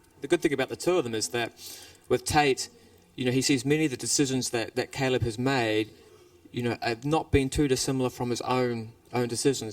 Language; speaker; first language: English; native; English